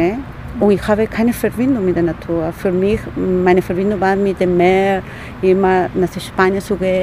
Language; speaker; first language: German; non-native, fluent; Spanish